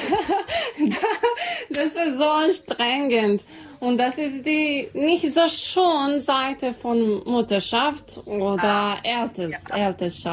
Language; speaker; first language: German; non-native, learner; Serbian